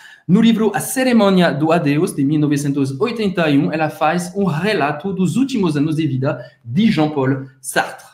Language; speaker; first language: Portuguese; non-native, fluent; French